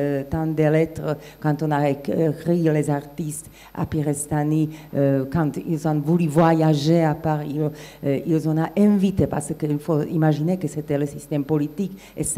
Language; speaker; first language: French; non-native, fluent; Slovak